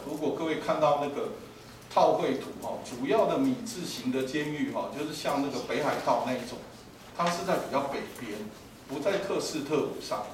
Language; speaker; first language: Chinese; native; Chinese